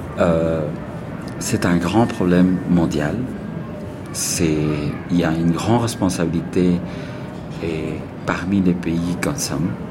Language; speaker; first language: French; non-native, fluent; Spanish